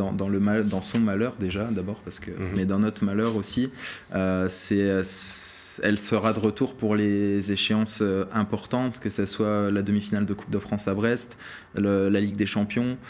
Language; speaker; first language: French; native; French